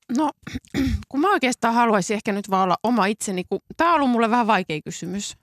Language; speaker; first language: Finnish; native; Finnish